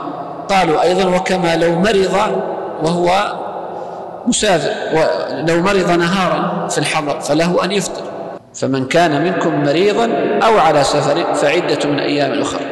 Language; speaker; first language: Arabic; native; Arabic